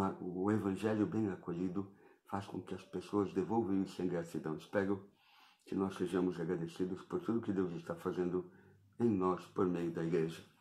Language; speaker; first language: Portuguese; native; Portuguese